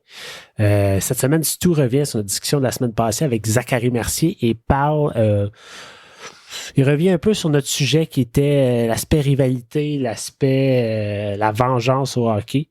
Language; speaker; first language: French; native; French